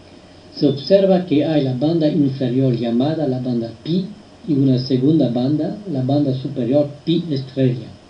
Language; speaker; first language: Spanish; non-native, fluent; French